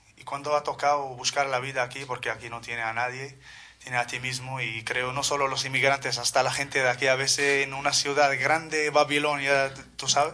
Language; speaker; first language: Spanish; non-native, fluent; Arabic